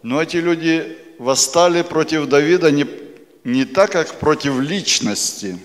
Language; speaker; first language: Polish; non-native, learner; Russian